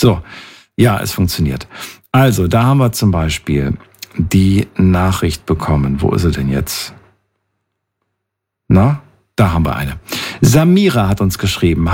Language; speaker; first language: German; native; German